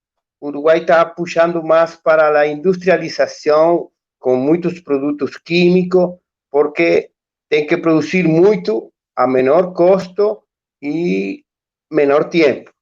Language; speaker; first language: Portuguese; non-native, learner; Spanish